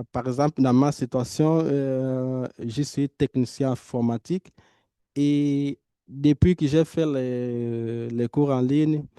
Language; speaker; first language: French; non-native, fluent; Portuguese